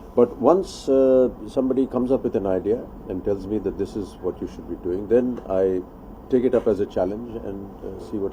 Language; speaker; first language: English; non-native, local second language; Hindi